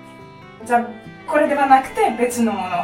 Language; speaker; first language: Japanese; non-native, fluent; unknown